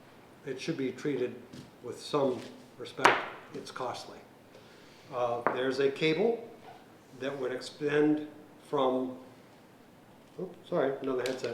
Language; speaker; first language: English; native; English